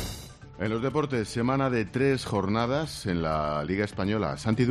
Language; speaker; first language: Spanish; native; Spanish